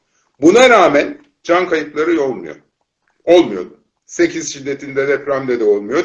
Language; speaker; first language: Turkish; native; Turkish